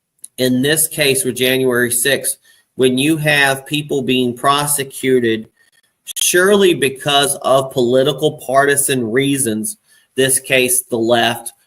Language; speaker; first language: English; native; English